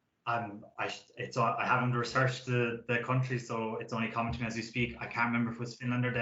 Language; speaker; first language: English; native; English